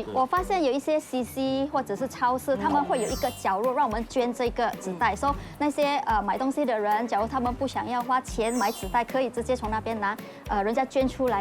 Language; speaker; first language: Chinese; native; Chinese